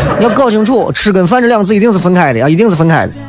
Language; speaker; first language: Chinese; native; Chinese